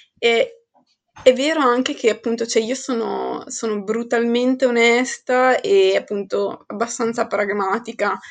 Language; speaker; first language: Italian; early bilingual, other home language; Arabic